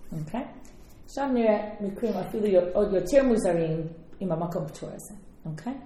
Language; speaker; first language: Hebrew; non-native, fluent; English